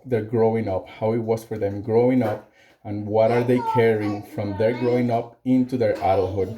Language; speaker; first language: English; non-native, fluent; Spanish